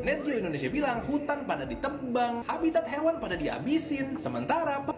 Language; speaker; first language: Indonesian; native; Indonesian